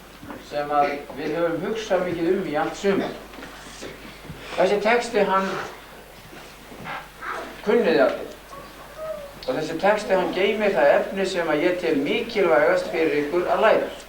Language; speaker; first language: Icelandic; native; Icelandic